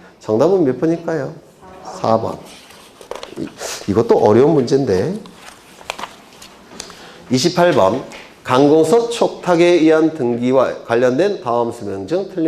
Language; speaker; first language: Korean; native; Korean